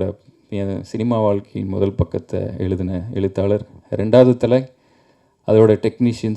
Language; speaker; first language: Tamil; native; Tamil